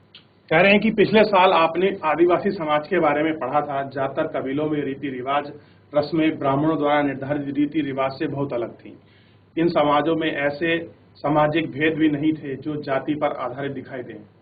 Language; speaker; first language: Hindi; native; Hindi